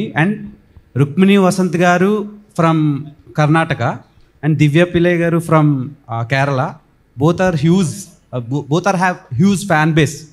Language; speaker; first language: Telugu; native; Telugu